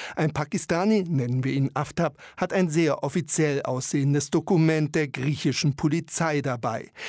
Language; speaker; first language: German; native; German